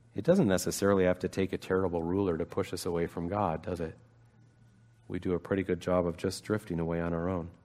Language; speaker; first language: English; native; English